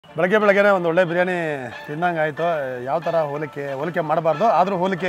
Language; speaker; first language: Kannada; native; Kannada